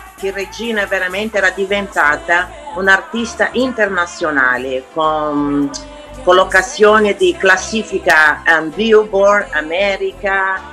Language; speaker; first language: Italian; non-native, fluent; Portuguese